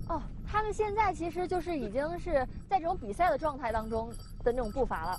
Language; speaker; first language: Chinese; native; Chinese